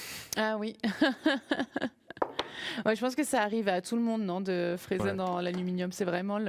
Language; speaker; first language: French; native; French